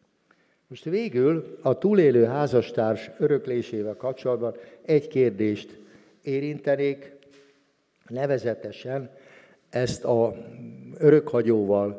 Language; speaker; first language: Hungarian; native; Hungarian